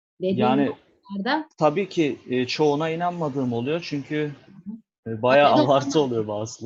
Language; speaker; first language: Turkish; native; Turkish